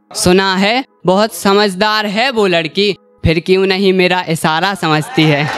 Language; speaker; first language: Hindi; native; Hindi